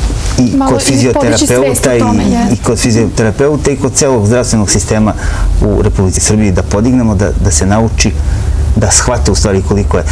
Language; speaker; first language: Serbian; native; Serbian